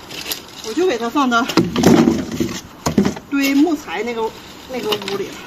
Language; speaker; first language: Chinese; native; Chinese